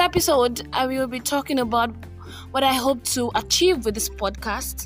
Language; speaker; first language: English; non-native, local second language; Yoruba